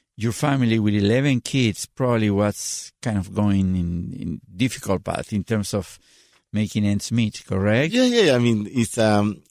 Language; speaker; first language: English; non-native, fluent; Spanish